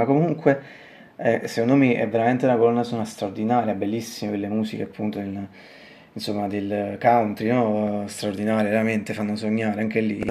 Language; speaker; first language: Italian; native; Italian